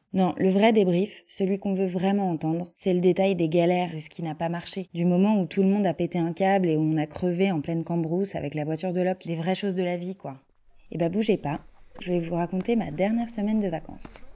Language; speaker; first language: French; native; French